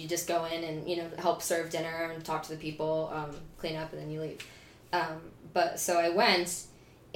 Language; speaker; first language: English; native; English